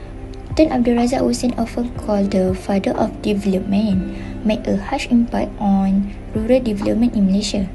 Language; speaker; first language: English; non-native, local second language; Malay